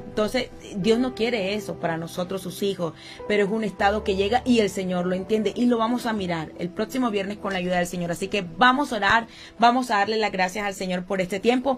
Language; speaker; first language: Spanish; native; Spanish